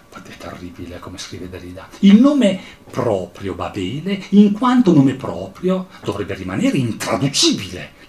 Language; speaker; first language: Italian; native; Italian